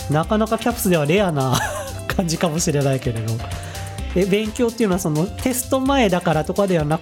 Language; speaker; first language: Japanese; native; Japanese